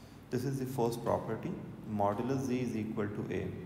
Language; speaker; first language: English; non-native, local second language; Urdu